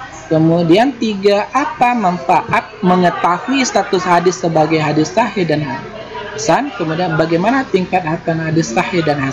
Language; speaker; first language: Indonesian; native; Indonesian